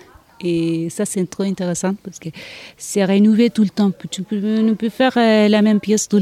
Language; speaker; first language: French; non-native, learner; Spanish